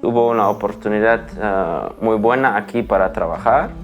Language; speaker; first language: Spanish; non-native, fluent; German